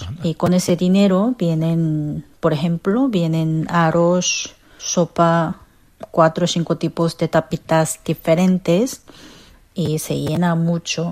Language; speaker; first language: Spanish; non-native, fluent; Korean